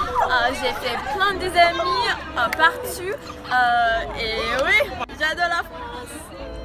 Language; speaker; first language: French; non-native, learner; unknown